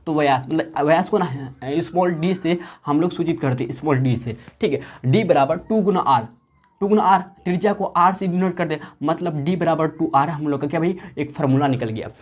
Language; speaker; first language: Hindi; native; Hindi